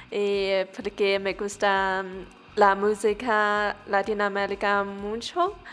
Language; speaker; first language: Spanish; non-native, learner; Chinese